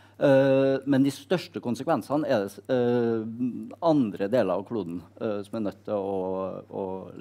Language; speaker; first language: Norwegian; native; Norwegian